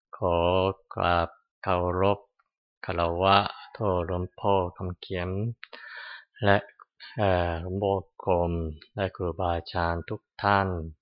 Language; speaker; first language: Thai; non-native, fluent; Japanese